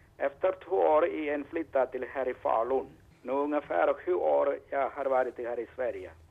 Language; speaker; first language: Swedish; non-native, learner; Malayalam